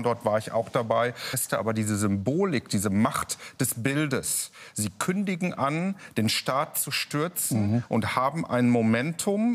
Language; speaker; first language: German; native; German